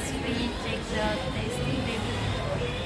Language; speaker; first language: English; non-native, learner; Serbian